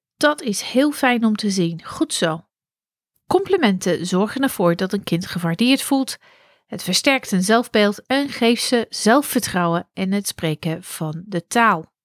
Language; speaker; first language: Dutch; non-native, fluent; English